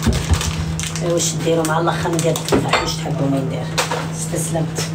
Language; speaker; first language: Arabic; native; Arabic